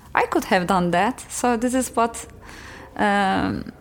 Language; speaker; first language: English; non-native, fluent; Turkish